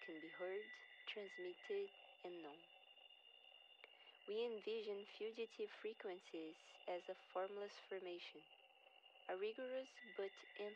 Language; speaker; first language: English; non-native, fluent; Portuguese